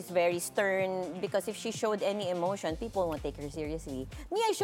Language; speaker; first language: English; non-native, local second language; Filipino